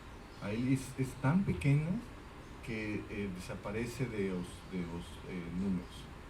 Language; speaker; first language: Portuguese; non-native, fluent; Spanish